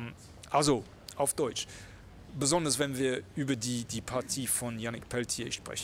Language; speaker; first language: German; non-native, fluent; English